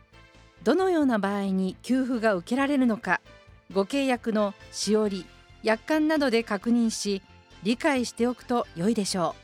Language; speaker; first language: Japanese; native; Japanese